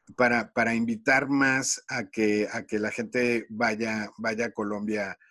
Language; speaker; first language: Spanish; native; Spanish